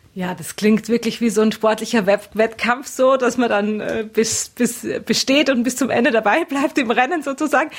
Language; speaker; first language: German; native; German